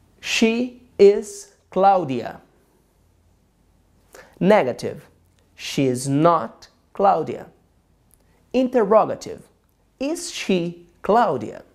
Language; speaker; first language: English; non-native, fluent; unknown